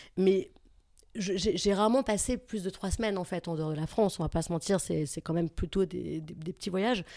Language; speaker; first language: French; native; French